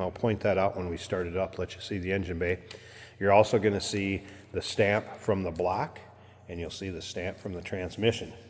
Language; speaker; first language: English; native; English